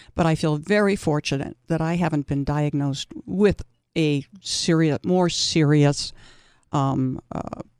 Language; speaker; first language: English; native; English